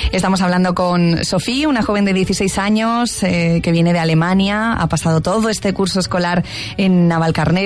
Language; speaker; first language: Spanish; native; Spanish